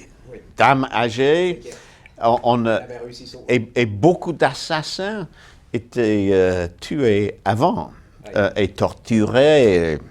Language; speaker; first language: French; non-native, fluent; English